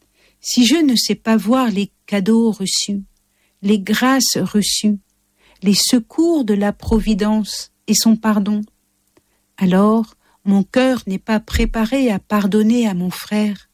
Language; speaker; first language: French; native; French